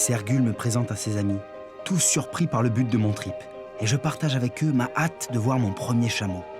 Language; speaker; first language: French; native; French